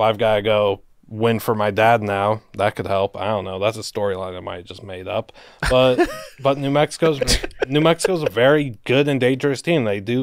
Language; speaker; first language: English; native; English